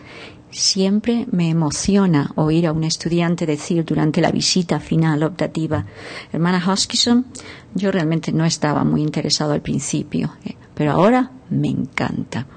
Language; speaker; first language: Spanish; native; Spanish